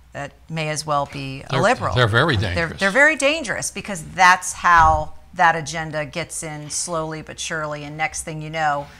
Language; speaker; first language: English; native; English